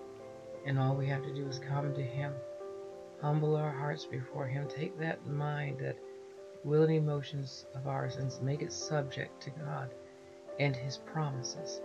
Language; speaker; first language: English; native; English